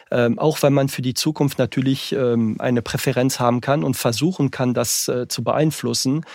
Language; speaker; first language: German; non-native, fluent; French